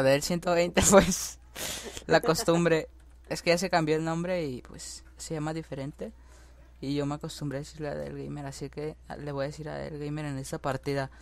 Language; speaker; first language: Spanish; native; Spanish